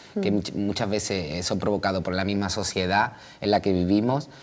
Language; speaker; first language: Spanish; native; Spanish